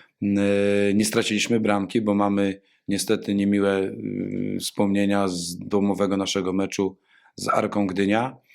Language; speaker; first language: Polish; native; Polish